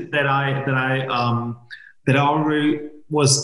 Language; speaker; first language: English; non-native, fluent; German